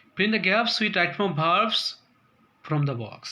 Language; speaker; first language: English; non-native, local second language; Bangla